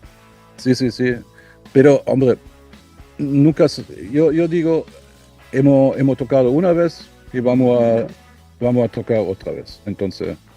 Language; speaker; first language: Spanish; non-native, learner; German